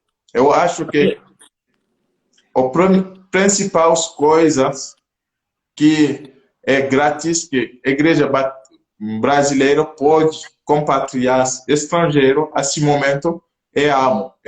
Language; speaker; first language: Portuguese; non-native, local second language; French